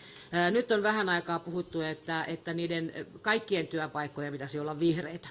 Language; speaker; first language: Finnish; native; Finnish